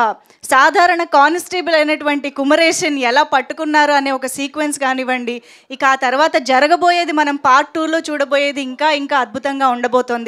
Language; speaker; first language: Telugu; native; Telugu